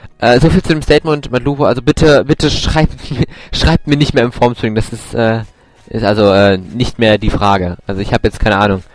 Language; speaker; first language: German; native; German